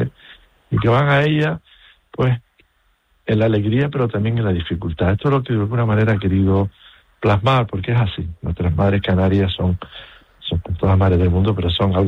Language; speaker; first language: Spanish; native; Spanish